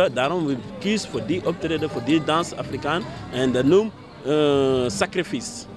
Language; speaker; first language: Dutch; non-native, learner; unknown